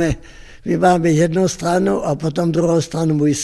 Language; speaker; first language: Czech; non-native, fluent; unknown